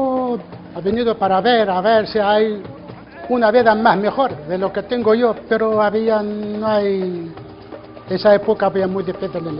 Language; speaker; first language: Spanish; non-native, learner; Arabic